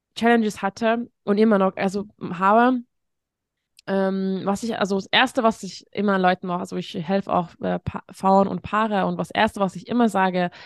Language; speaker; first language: German; non-native, fluent; Hungarian